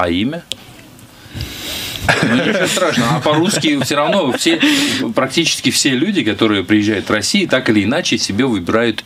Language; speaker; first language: Russian; native; Russian